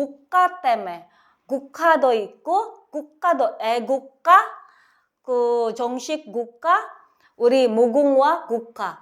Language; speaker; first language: Korean; non-native, learner; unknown